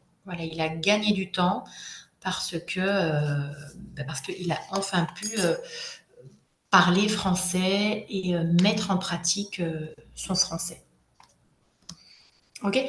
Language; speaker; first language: French; native; French